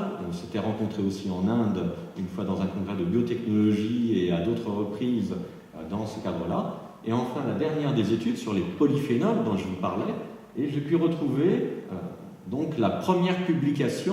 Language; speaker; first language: French; native; French